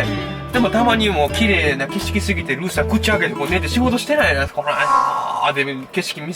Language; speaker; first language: Japanese; native; Japanese